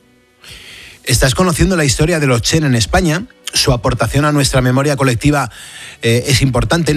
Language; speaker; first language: Spanish; native; Spanish